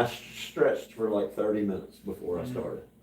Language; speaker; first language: English; native; English